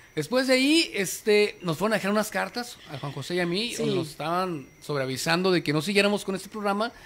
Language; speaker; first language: Spanish; native; Spanish